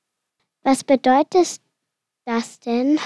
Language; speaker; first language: German; non-native, learner; Finnish